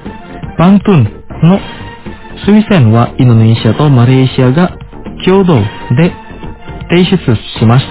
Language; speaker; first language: Japanese; non-native, fluent; Indonesian